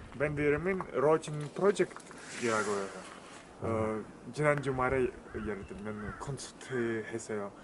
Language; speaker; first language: Korean; non-native, fluent; Russian